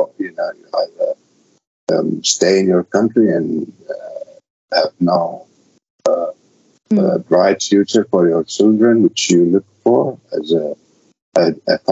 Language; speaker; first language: English; non-native, fluent; Arabic